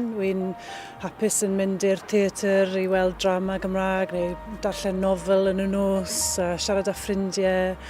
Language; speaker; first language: Welsh; non-native, fluent; English